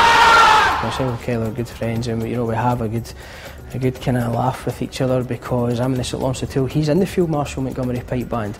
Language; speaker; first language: English; native; English